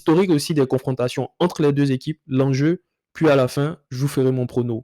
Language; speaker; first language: French; native; French